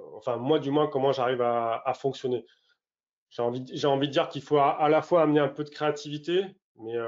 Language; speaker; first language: French; native; French